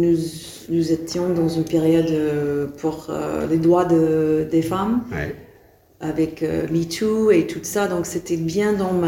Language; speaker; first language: French; non-native, fluent; English